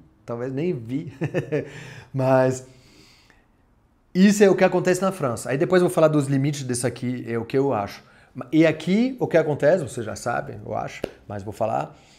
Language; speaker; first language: Portuguese; non-native, fluent; French